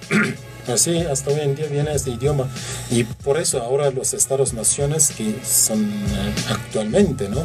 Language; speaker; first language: Spanish; non-native, learner; Kurdish